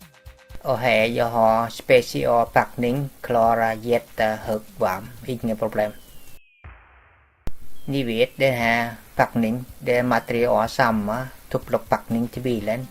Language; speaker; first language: Swedish; non-native, learner; Vietnamese